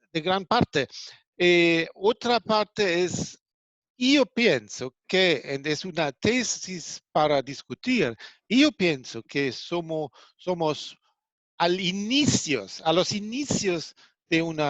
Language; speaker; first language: Spanish; non-native, fluent; German